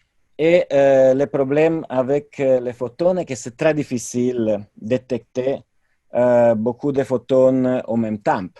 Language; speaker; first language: French; non-native, fluent; Italian